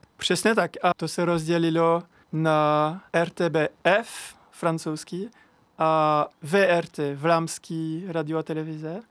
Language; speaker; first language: Czech; non-native, learner; French